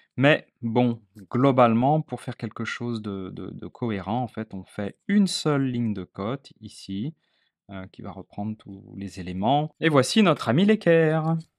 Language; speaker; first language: French; native; French